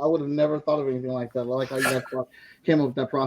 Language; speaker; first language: English; native; English